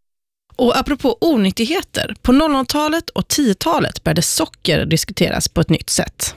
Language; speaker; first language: Swedish; native; Swedish